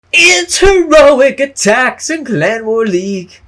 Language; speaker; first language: English; native; English